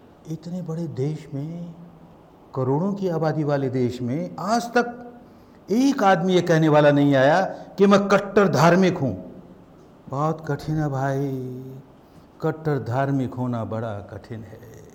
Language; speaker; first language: Hindi; early bilingual, heritage; Hindi